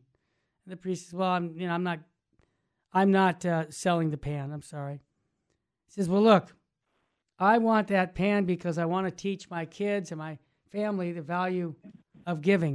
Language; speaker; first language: English; native; English